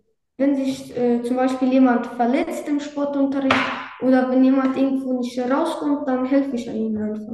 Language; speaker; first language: German; early bilingual, other home language; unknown